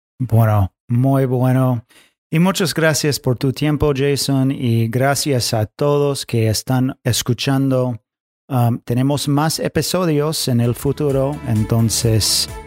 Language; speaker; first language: Spanish; non-native, fluent; English